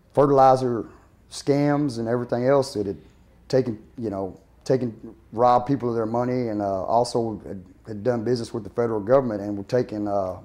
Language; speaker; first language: English; native; English